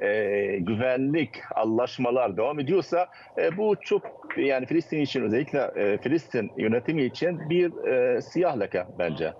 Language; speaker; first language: Turkish; non-native, fluent; Arabic